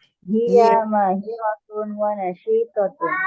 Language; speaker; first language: Arabic; non-native, learner; Indonesian